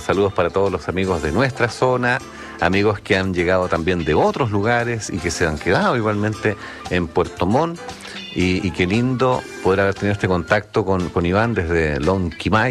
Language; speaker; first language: Spanish; native; Spanish